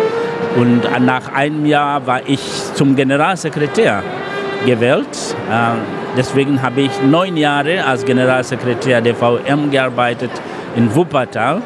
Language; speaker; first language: German; non-native, fluent; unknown